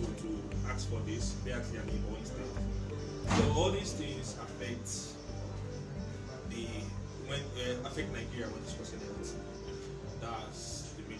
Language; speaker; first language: English; non-native, local second language; Yoruba